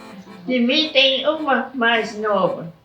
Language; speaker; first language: Portuguese; non-native, local second language; German